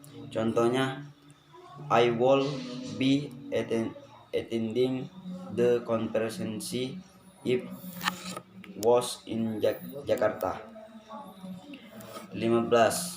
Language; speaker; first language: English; non-native, learner; Indonesian